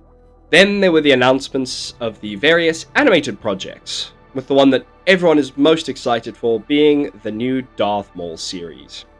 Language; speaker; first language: English; native; English